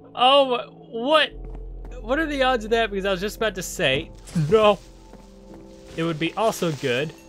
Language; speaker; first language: English; native; English